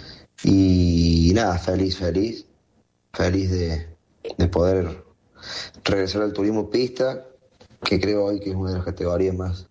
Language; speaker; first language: Spanish; native; Spanish